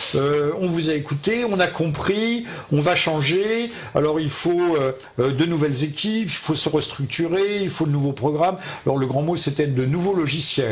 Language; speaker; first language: French; native; French